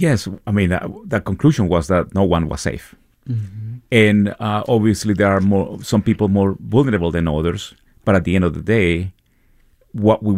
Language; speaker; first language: English; non-native, fluent; Spanish